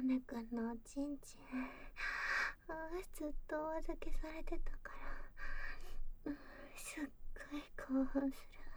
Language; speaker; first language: Japanese; native; Japanese